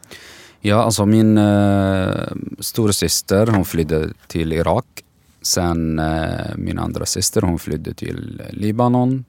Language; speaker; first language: Swedish; non-native, learner; Arabic